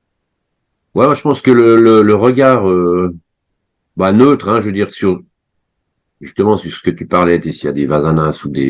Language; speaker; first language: French; native; French